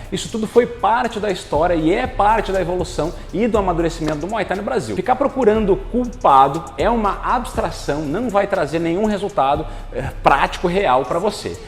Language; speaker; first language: Portuguese; native; Portuguese